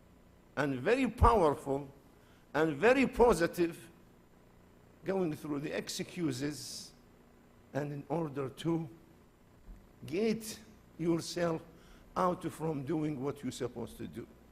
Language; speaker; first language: English; non-native, fluent; Arabic